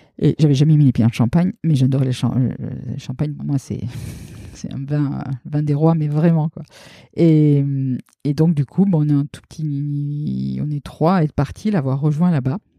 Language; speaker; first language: French; native; French